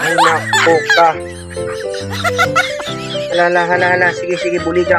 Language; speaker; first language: Filipino; non-native, local second language; Waray